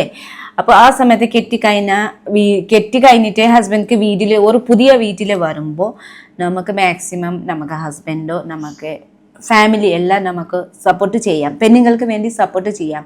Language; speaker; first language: Malayalam; non-native, learner; Nepali